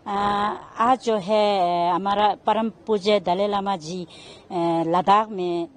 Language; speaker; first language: Hindi; non-native, local second language; Tibetan